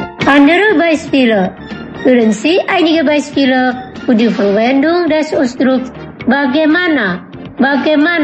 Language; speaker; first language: German; non-native, fluent; Indonesian